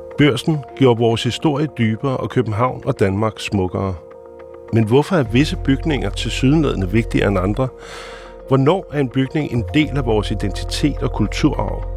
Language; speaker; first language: Danish; native; Danish